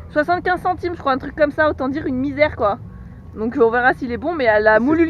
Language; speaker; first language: French; native; French